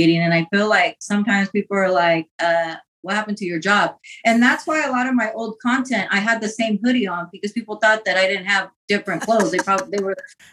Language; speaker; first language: English; native; English